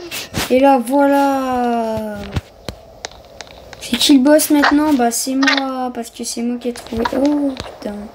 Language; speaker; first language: French; native; French